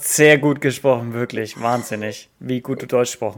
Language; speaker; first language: German; native; German